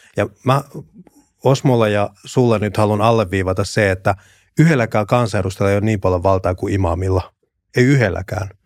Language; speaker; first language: Finnish; early bilingual, other home language; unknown